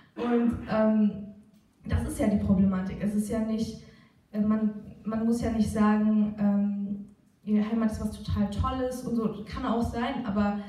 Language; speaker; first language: German; non-native, local second language; Turkish